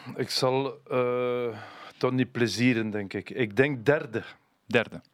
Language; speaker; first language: Dutch; non-native, fluent; Catalan